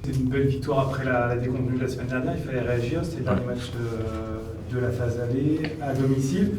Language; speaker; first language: French; native; French